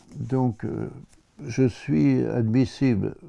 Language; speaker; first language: French; native; French